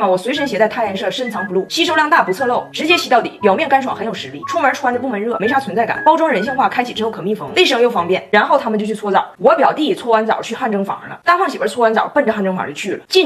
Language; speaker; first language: Chinese; native; Chinese